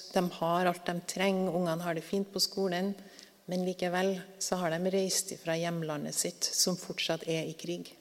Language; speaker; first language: Norwegian; native; Norwegian